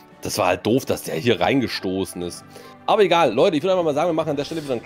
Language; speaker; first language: German; native; German